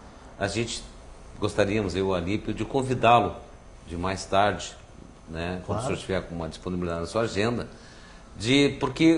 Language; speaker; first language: Portuguese; native; Portuguese